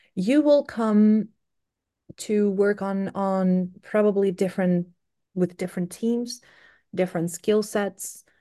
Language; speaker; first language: English; non-native, fluent; Greek